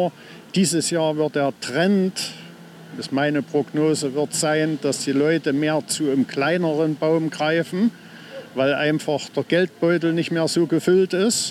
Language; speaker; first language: German; native; German